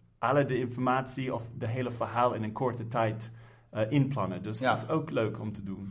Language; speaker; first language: Dutch; non-native, fluent; English